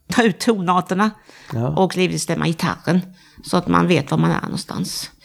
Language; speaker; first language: Swedish; native; Swedish